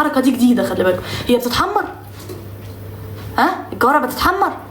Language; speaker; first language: Arabic; native; Arabic